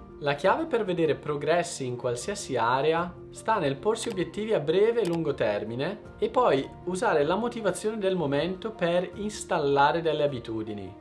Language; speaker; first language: Italian; native; Italian